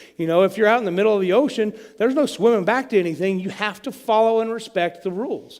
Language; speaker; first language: English; native; English